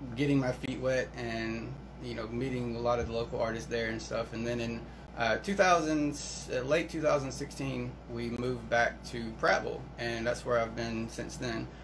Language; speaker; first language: English; native; English